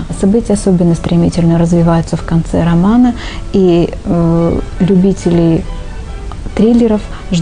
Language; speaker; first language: Russian; native; Russian